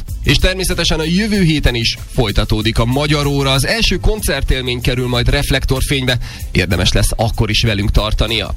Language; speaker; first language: Hungarian; native; Hungarian